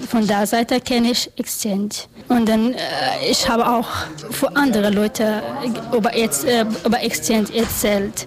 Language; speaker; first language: German; non-native, learner; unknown